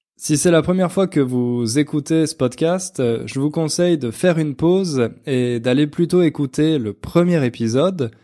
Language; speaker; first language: French; native; French